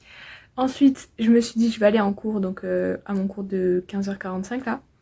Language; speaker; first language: French; native; French